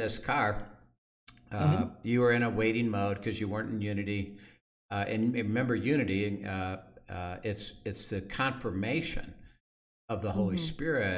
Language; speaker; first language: English; native; English